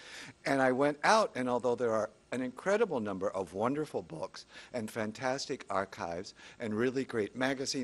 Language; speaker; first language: English; native; English